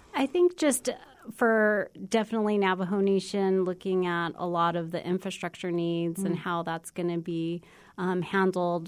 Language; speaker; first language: English; native; English